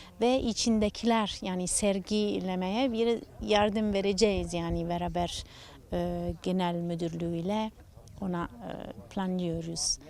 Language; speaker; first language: Turkish; non-native, learner; Italian